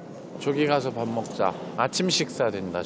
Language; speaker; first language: Korean; native; Korean